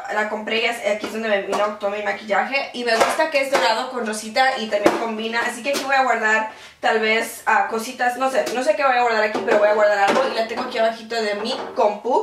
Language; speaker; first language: Spanish; early bilingual, heritage; Spanish